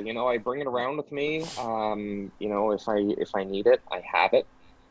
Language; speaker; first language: English; native; English